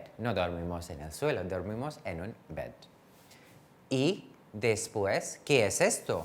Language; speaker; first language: Spanish; non-native, fluent; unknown